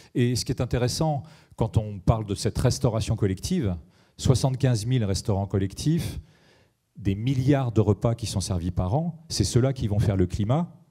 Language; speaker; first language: French; native; French